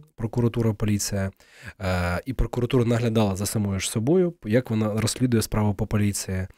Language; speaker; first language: Ukrainian; native; Ukrainian